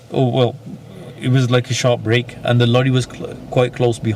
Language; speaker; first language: English; native; English